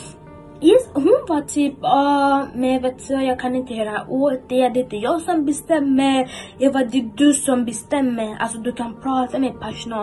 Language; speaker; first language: Swedish; early bilingual, other home language; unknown